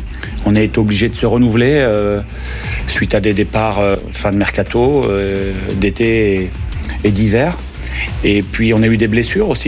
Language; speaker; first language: French; native; French